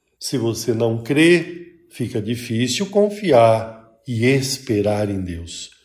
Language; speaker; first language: Portuguese; native; Portuguese